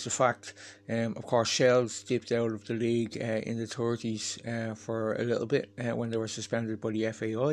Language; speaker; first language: English; native; English